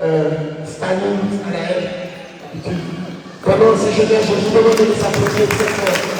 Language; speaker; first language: French; native; French